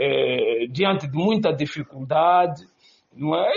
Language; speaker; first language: Portuguese; native; Portuguese